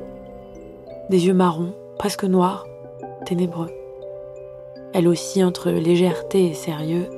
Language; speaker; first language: French; early bilingual, other home language; Arabic